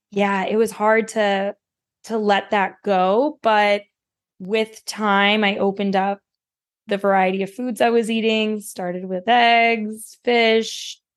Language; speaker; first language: English; native; English